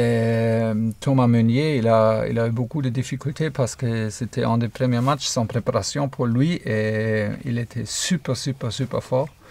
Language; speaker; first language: French; non-native, fluent; German